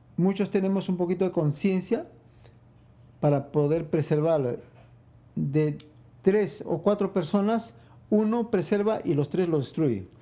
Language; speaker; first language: Spanish; non-native, local second language; Quechua